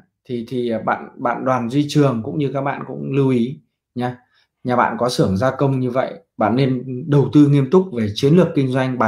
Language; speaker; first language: Vietnamese; native; Vietnamese